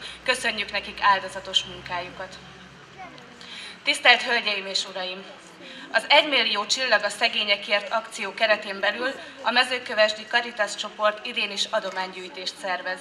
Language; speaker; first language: Hungarian; native; Hungarian